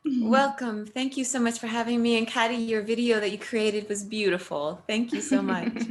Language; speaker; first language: English; native; English